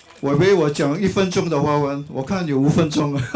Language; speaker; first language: Chinese; non-native, local second language; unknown